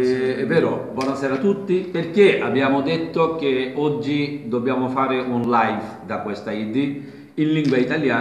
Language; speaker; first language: Italian; non-native, learner; Bangla